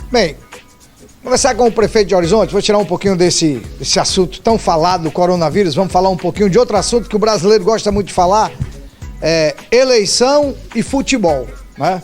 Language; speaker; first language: Portuguese; native; Portuguese